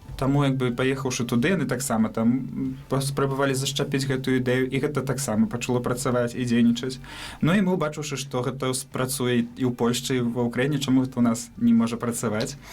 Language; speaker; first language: Belarusian; native; Belarusian